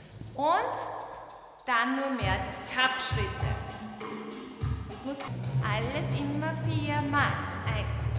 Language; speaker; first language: German; native; German